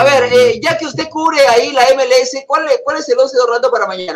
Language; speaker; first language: Spanish; native; Spanish